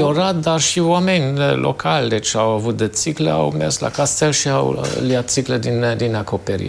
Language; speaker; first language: Romanian; non-native, fluent; German